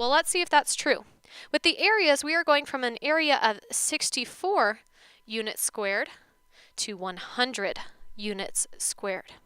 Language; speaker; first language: English; native; English